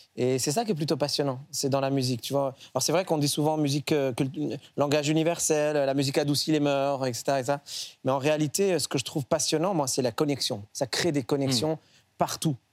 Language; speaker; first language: French; early bilingual, other home language; Arabic